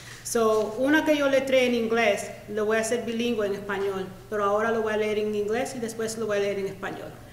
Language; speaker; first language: Spanish; early bilingual, heritage; Spanish